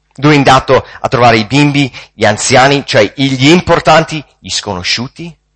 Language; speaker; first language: Italian; non-native, fluent; English